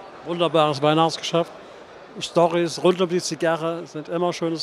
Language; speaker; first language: German; native; German